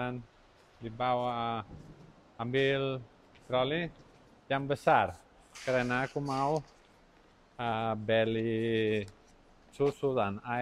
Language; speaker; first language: Indonesian; non-native, learner; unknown